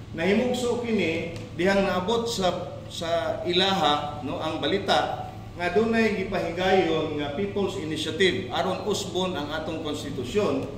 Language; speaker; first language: Cebuano; native; Cebuano